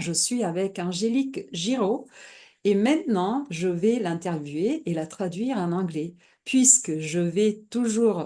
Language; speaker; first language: French; non-native, fluent; Italian